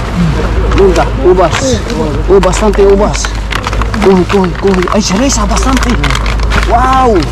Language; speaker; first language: Spanish; non-native, learner; Filipino